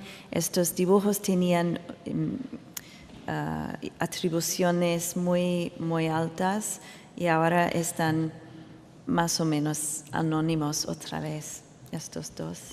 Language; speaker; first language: Spanish; non-native, fluent; English